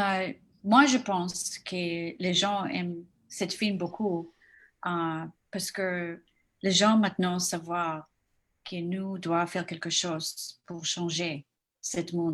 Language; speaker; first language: French; non-native, learner; English